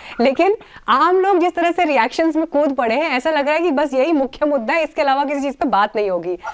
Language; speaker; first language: Hindi; native; Hindi